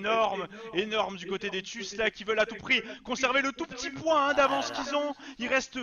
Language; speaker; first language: French; native; French